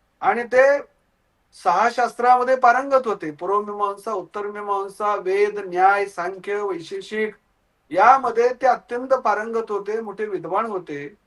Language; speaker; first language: Marathi; native; Marathi